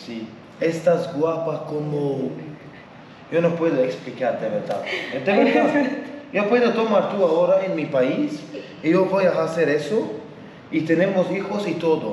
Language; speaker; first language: Spanish; non-native, learner; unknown